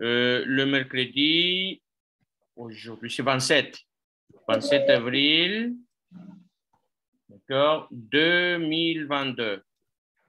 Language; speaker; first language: French; non-native, fluent; Spanish